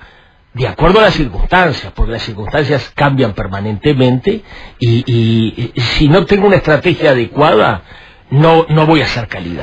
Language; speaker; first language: Spanish; native; Spanish